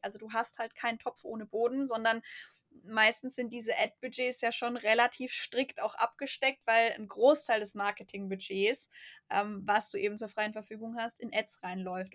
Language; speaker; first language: German; native; German